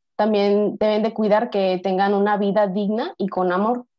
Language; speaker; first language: Spanish; native; Spanish